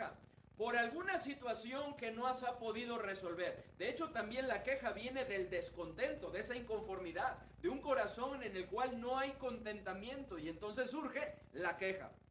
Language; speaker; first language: Spanish; native; Spanish